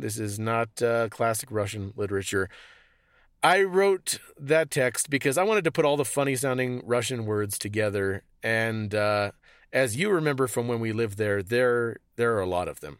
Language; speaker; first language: English; native; English